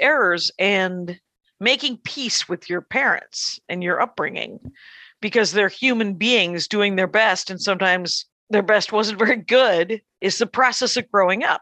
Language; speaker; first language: English; native; English